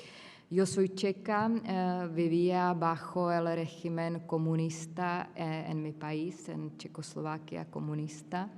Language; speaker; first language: Spanish; non-native, fluent; Czech